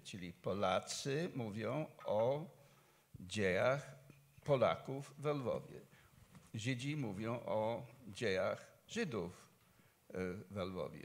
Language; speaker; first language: Polish; non-native, fluent; English